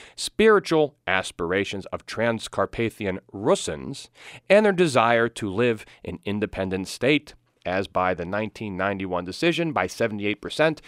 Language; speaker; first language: English; native; English